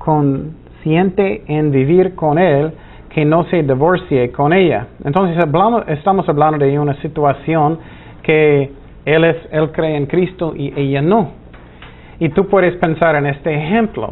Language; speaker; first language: Spanish; non-native, fluent; English